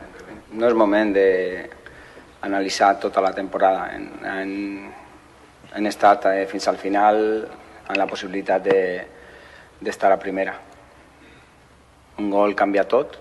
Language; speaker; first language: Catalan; non-native, learner; Spanish